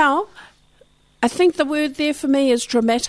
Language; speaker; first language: English; native; English